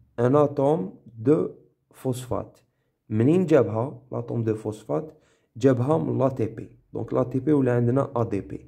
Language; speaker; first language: French; non-native, local second language; Arabic